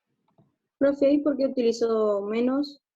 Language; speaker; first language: Spanish; native; Spanish